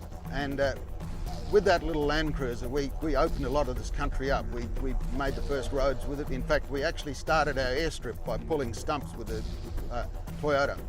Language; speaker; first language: English; native; English